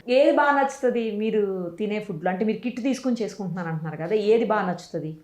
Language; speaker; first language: Telugu; native; Telugu